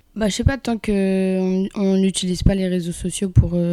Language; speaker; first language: French; early bilingual, other home language; Kabyle